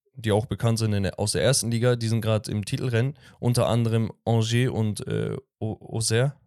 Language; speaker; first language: German; early bilingual, other home language; Turkish